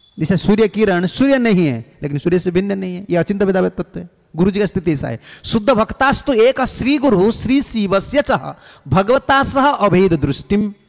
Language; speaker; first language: Hindi; non-native, local second language; Odia